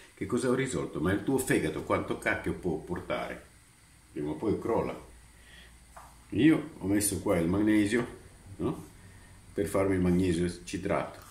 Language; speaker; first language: Italian; non-native, fluent; Romanian